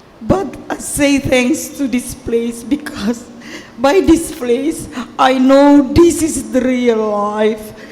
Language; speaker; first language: English; non-native, learner; Indonesian